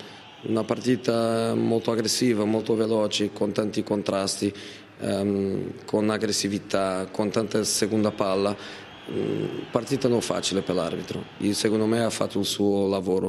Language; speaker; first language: Italian; non-native, fluent; Portuguese